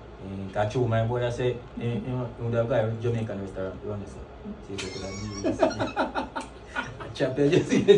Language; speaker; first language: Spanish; non-native, learner; English